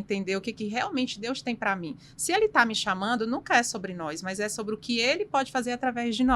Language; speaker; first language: Portuguese; native; Portuguese